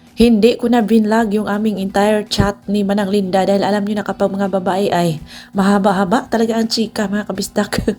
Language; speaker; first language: Filipino; non-native, local second language; Cebuano